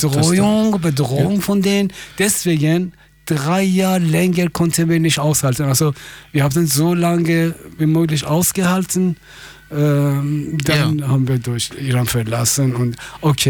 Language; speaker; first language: German; non-native, fluent; Persian